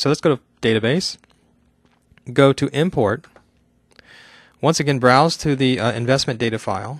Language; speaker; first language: English; native; English